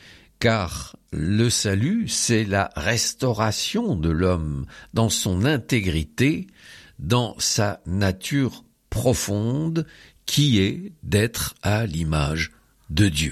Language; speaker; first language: French; native; French